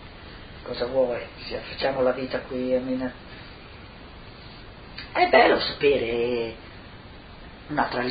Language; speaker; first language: Italian; non-native, local second language; Friulian